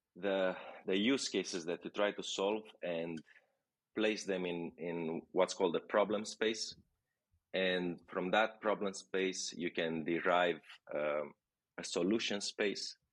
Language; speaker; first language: English; non-native, fluent; Romanian